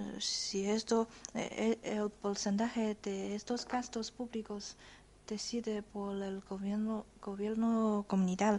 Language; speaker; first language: Spanish; non-native, fluent; Chinese